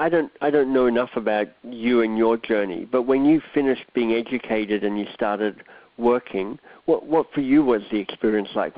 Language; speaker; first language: English; native; English